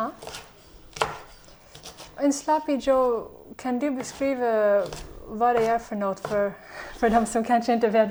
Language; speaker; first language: Swedish; non-native, fluent; English